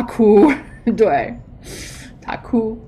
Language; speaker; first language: Chinese; non-native, fluent; English